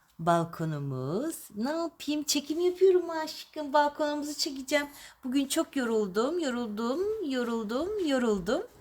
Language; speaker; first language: Turkish; early bilingual, heritage; Turkish